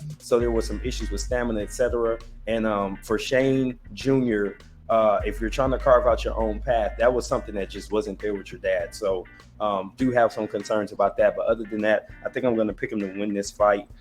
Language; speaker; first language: English; native; English